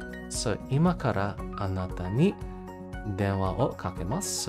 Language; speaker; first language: Japanese; non-native, learner; English